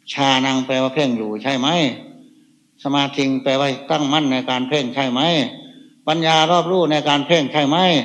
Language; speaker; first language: Thai; native; Thai